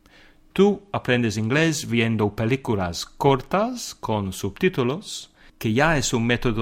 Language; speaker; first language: Spanish; non-native, fluent; English